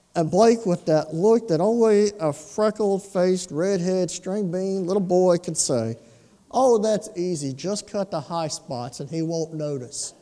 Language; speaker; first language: English; native; English